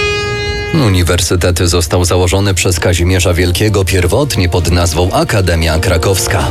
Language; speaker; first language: Polish; native; Polish